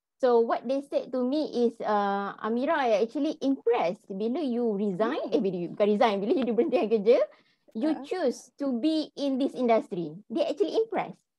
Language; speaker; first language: English; non-native, local second language; Malay